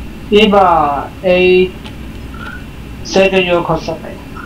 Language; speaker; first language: English; non-native, fluent; Chinese